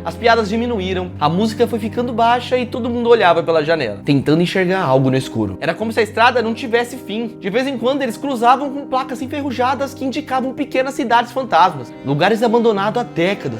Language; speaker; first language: Portuguese; native; Portuguese